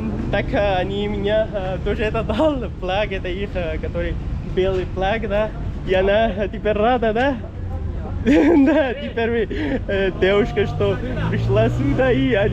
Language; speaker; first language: Russian; non-native, learner; Pashto